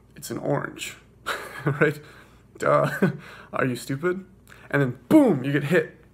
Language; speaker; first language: English; native; English